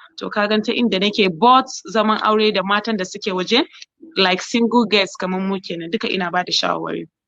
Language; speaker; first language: Hausa; non-native, local second language; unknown